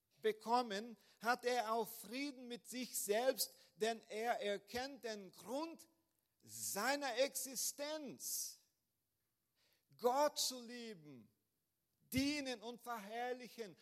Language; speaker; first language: German; non-native, fluent; Portuguese